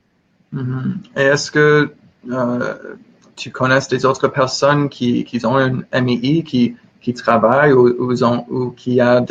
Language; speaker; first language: French; non-native, learner; English